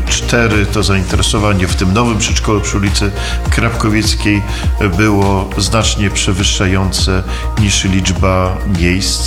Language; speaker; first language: Polish; native; Polish